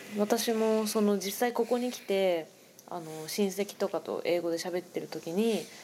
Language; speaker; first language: Japanese; native; Japanese